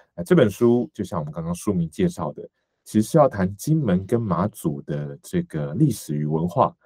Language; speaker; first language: Chinese; native; Chinese